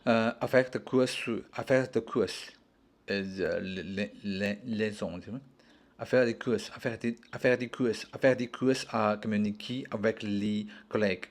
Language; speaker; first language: French; non-native, learner; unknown